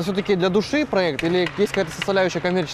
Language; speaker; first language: Russian; native; Russian